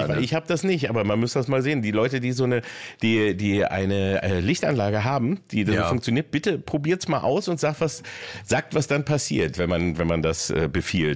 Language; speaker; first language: German; native; German